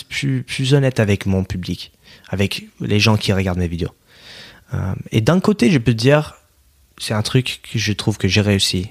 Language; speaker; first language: French; non-native, fluent; English